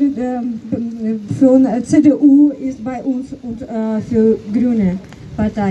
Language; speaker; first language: German; non-native, fluent; Ukrainian